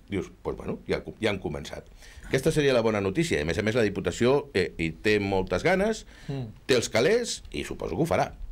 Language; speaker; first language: Catalan; native; Catalan